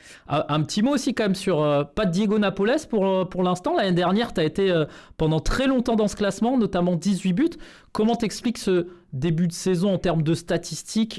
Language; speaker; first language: French; native; French